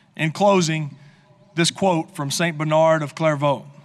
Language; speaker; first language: English; native; English